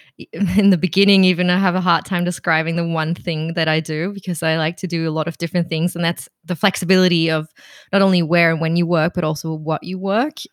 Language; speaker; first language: English; non-native, fluent; German